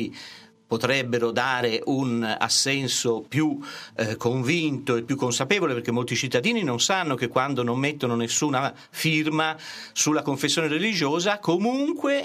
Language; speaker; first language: Italian; native; Italian